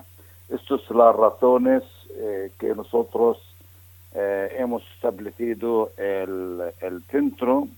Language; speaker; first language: Spanish; non-native, fluent; Arabic